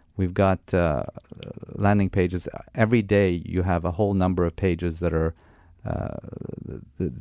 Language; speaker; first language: English; non-native, fluent; Armenian